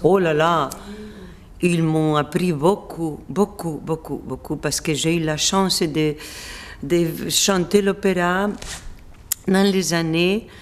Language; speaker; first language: French; non-native, fluent; Spanish